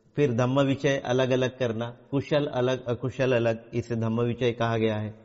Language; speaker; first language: Hindi; non-native, local second language; Marathi